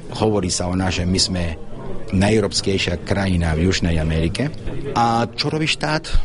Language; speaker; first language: Slovak; non-native, fluent; Spanish